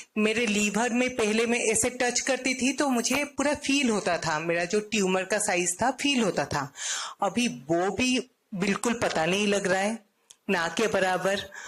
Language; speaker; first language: Hindi; non-native, local second language; Odia